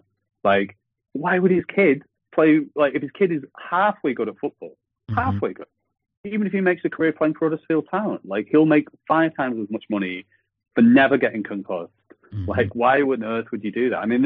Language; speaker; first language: English; native; English